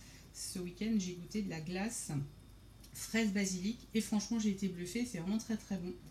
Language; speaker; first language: French; native; French